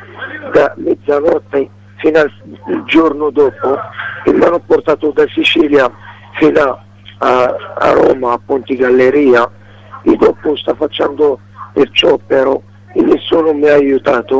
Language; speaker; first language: Italian; non-native, learner; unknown